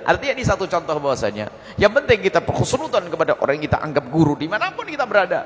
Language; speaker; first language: Indonesian; native; Indonesian